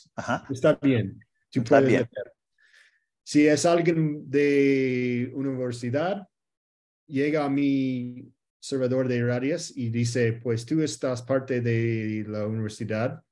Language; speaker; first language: Spanish; early bilingual, heritage; Spanish